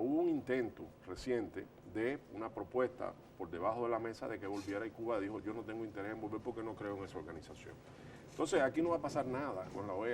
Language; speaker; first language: Spanish; native; Spanish